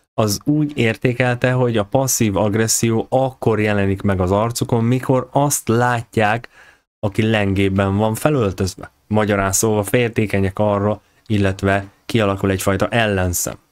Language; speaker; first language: Hungarian; native; Hungarian